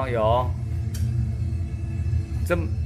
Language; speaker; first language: Chinese; native; Chinese